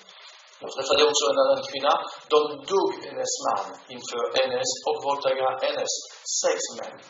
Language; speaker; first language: Swedish; non-native, learner; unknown